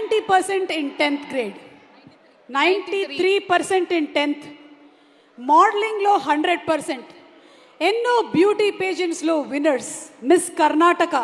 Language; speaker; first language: Telugu; native; Telugu